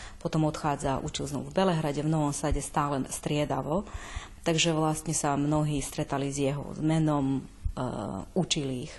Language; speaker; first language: Slovak; native; Slovak